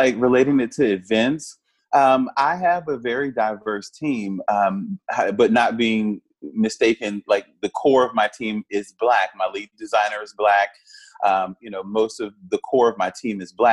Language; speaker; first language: English; native; English